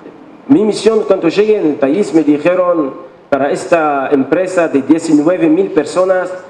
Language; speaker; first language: Spanish; non-native, fluent; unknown